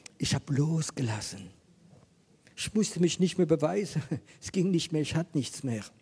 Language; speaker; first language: German; non-native, fluent; French